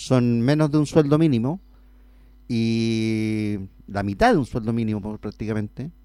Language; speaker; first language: Spanish; native; Spanish